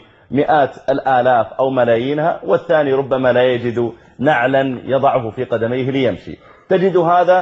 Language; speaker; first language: Arabic; native; Arabic